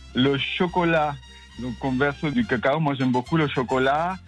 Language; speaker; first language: French; non-native, fluent; Spanish